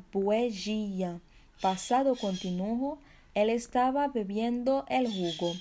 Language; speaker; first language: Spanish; non-native, fluent; Haitian Creole